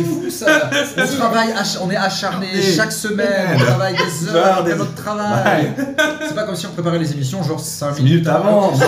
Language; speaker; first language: French; native; French